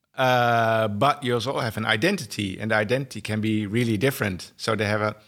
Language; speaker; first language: English; non-native, fluent; Dutch